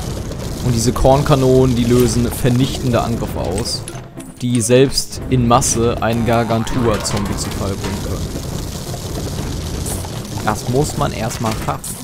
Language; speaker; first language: German; native; German